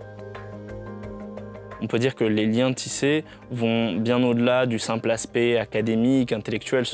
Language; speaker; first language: French; native; French